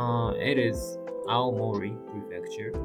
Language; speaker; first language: English; non-native, learner; Japanese